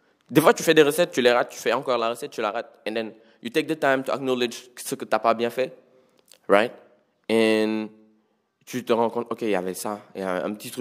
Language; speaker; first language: French; non-native, local second language; Wolof